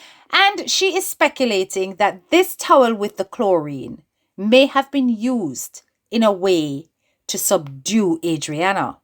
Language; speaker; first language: English; native; English